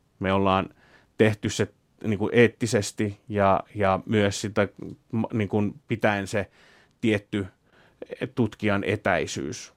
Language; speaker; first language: Finnish; native; Finnish